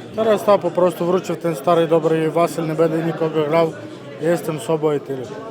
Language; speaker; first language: Polish; non-native, fluent; Ukrainian